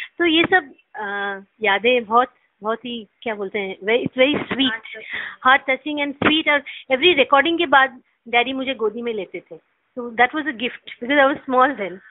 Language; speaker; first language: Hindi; non-native, local second language; Bangla